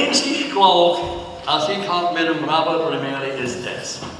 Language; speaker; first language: German; early bilingual, heritage; English